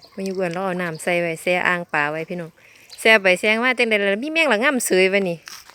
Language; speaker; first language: Thai; native; Thai